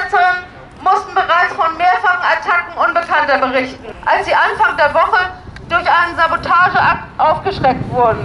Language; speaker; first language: German; native; German